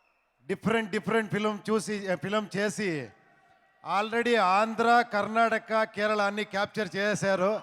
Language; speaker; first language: Telugu; non-native, fluent; Kannada